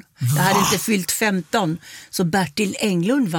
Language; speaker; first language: Swedish; native; Swedish